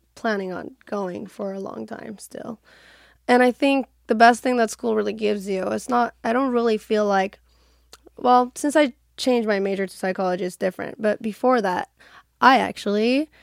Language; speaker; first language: English; non-native, fluent; Persian